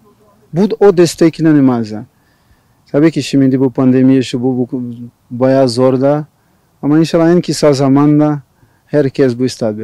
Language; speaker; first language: Turkish; non-native, learner; Portuguese